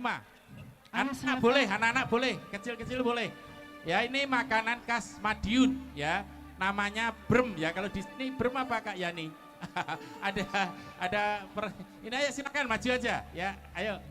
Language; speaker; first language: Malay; non-native, local second language; Javanese